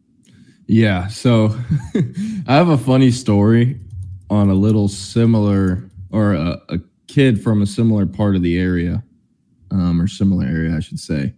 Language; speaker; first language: English; native; English